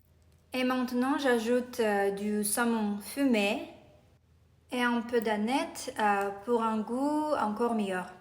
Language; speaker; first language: French; non-native, fluent; Russian